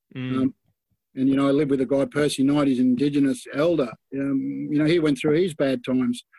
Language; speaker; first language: English; native; English